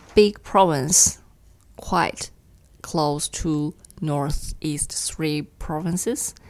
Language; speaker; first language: English; non-native, fluent; Chinese